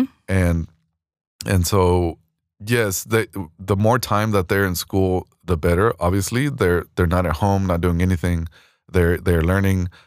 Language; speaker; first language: English; early bilingual, other home language; Spanish